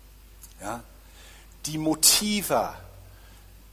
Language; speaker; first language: German; non-native, fluent; English